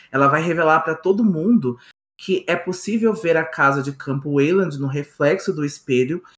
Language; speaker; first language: Portuguese; native; Portuguese